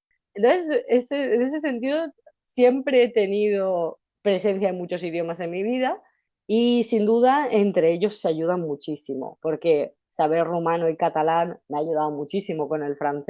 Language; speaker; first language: Spanish; native; Spanish